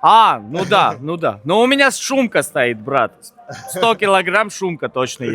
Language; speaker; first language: Russian; non-native, fluent; Armenian